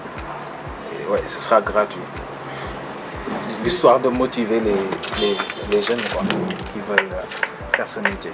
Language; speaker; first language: French; non-native, local second language; Wolof